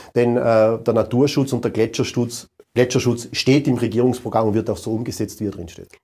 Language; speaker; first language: German; native; German